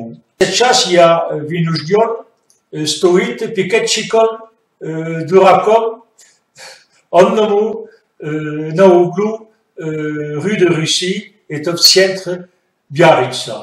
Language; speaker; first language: Russian; non-native, fluent; French